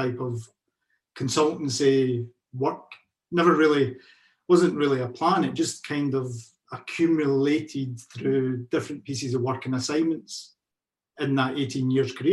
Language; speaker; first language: English; native; English